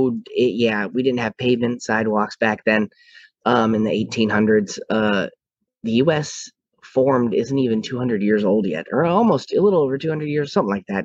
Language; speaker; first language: English; native; English